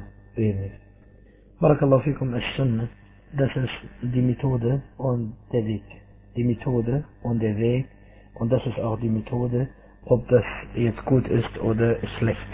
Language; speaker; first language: German; non-native, fluent; Arabic